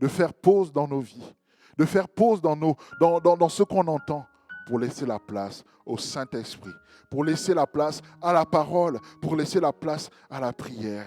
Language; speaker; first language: French; native; French